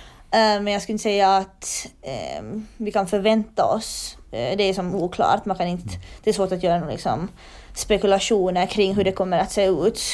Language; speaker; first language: Swedish; native; Swedish